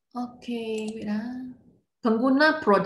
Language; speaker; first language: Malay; non-native, local second language; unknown